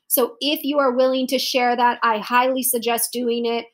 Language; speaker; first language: English; native; English